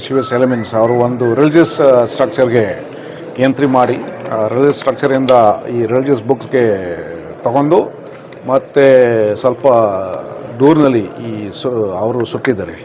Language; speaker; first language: Kannada; non-native, fluent; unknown